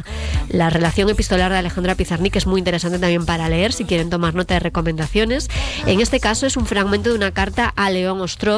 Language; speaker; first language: Spanish; native; Spanish